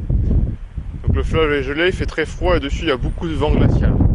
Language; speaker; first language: French; native; French